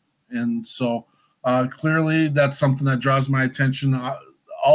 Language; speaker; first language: English; native; English